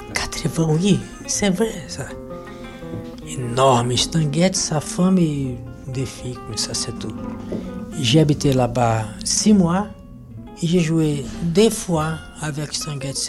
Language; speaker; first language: French; non-native, fluent; Portuguese